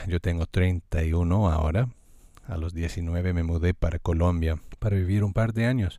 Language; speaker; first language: Spanish; non-native, fluent; English